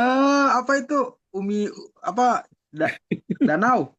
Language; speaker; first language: Indonesian; native; Indonesian